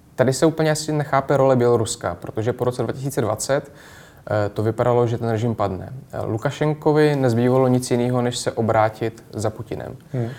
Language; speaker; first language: Czech; non-native, fluent; Russian